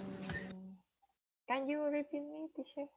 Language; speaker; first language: English; non-native, learner; Spanish